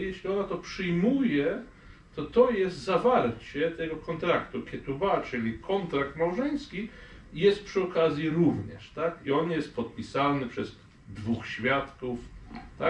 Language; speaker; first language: Polish; non-native, fluent; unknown